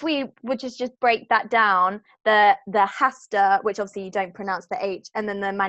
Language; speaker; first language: English; native; English